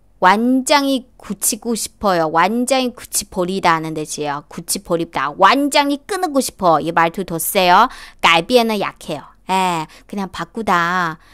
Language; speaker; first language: Korean; non-native, fluent; Chinese